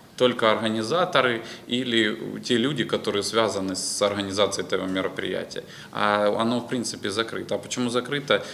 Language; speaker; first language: Russian; native; Russian